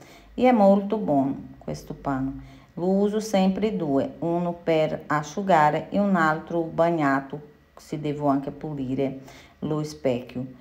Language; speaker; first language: Italian; non-native, fluent; Portuguese